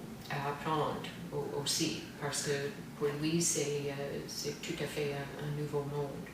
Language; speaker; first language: French; non-native, fluent; English